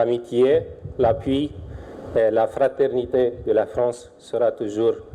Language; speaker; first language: French; non-native, fluent; Romanian